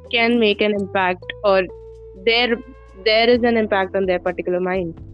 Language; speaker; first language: English; non-native, local second language; Punjabi